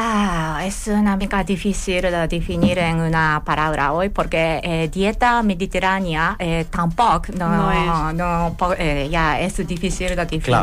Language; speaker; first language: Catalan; non-native, learner; Japanese